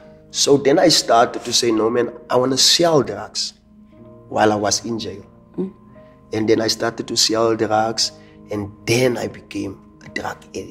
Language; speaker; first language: English; non-native, local second language; Afrikaans